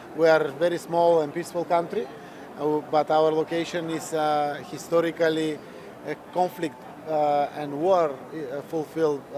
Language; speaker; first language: English; non-native, fluent; Macedonian